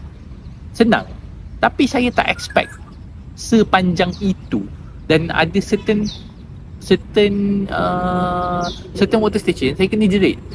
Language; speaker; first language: Malay; native; Malay